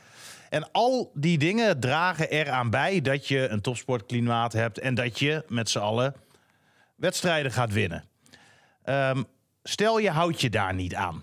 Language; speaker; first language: Dutch; native; Dutch